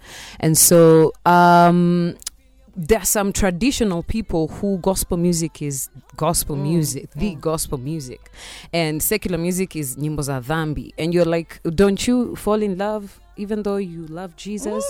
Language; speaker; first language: English; non-native, local second language; Kamba